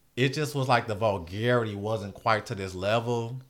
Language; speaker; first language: English; native; English